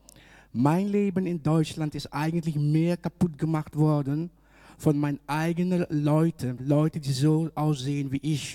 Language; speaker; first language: German; non-native, fluent; Dutch